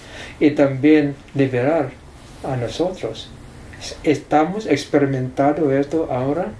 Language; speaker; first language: Spanish; non-native, fluent; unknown